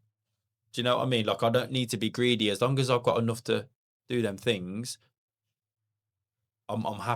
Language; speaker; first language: English; native; English